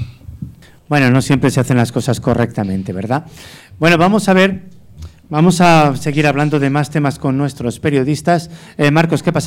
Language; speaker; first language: Spanish; native; Spanish